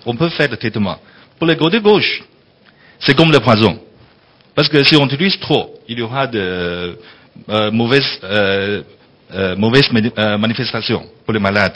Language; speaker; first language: French; non-native, fluent; Chinese